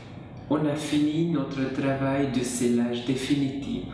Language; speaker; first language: French; non-native, fluent; Hungarian